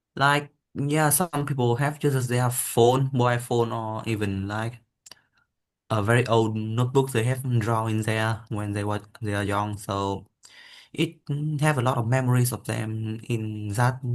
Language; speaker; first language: English; non-native, learner; Vietnamese